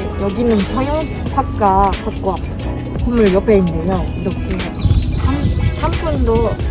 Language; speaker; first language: Korean; non-native, learner; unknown